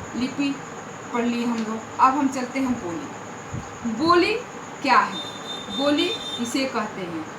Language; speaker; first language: Hindi; native; Hindi